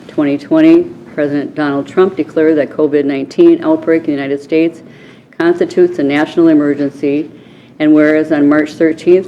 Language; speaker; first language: English; native; English